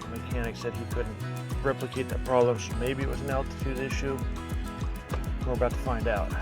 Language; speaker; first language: English; native; English